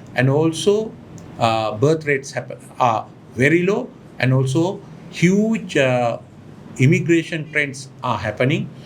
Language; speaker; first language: English; non-native, local second language; Sinhala